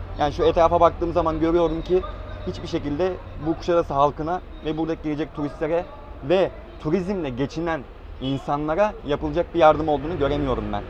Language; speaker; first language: Turkish; native; Turkish